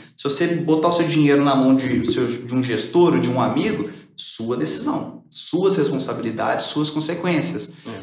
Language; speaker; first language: Portuguese; early bilingual, other home language; Spanish